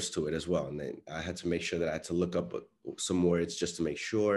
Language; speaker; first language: English; non-native, fluent; Spanish